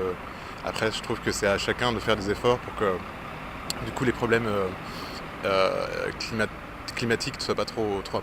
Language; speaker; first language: French; native; French